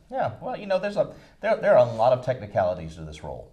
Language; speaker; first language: English; native; English